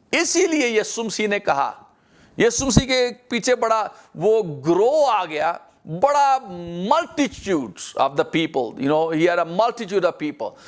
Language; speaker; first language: Urdu; native; Urdu